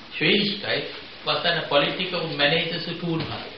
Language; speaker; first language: German; non-native, fluent; Sinhala